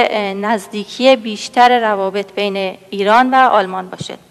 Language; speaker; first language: Persian; native; Persian